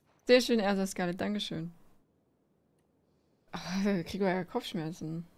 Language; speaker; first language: German; native; German